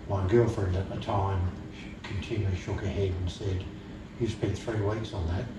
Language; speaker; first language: English; native; English